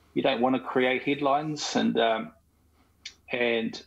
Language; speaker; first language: English; native; English